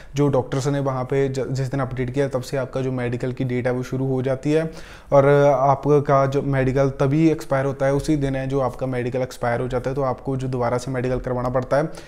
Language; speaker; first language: Hindi; non-native, local second language; Punjabi